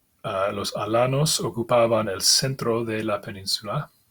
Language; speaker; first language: Spanish; non-native, fluent; English